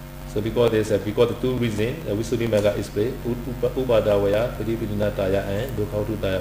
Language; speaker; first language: English; non-native, learner; Burmese